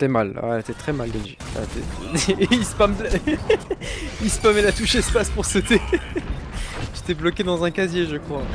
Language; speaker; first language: French; native; French